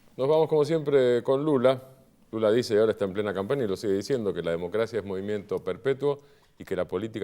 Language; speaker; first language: Spanish; native; Spanish